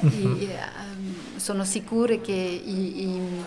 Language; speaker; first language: Italian; non-native, learner; French